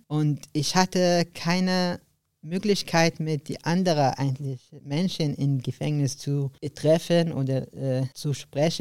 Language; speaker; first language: German; non-native, learner; Arabic